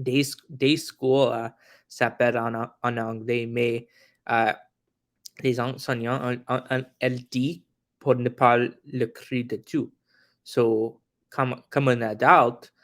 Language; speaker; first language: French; non-native, local second language; English